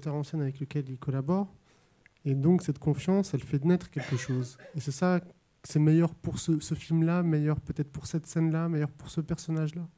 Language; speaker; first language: French; native; French